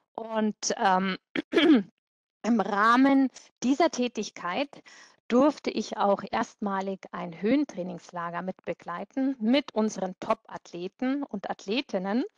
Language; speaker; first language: German; native; German